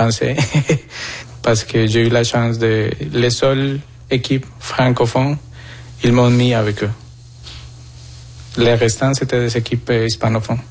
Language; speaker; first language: French; non-native, fluent; Spanish